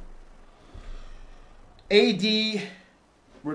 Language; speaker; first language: English; native; English